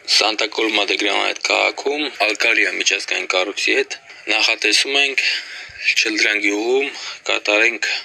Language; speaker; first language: Armenian; early bilingual, heritage; Armenian